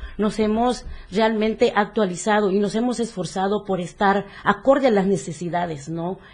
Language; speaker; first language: Spanish; native; Spanish